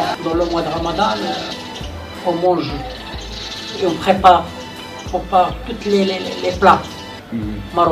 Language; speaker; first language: French; non-native, local second language; Arabic